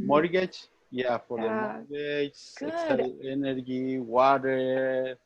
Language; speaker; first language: English; non-native, learner; Spanish